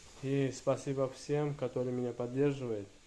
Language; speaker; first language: Russian; non-native, learner; Uzbek